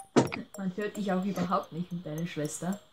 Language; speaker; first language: German; native; German